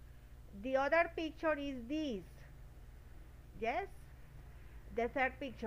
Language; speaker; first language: English; non-native, learner; Spanish